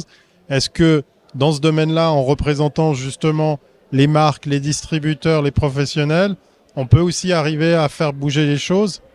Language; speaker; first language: French; native; French